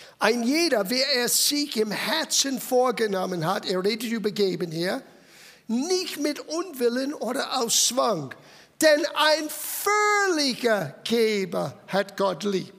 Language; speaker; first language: German; non-native, fluent; English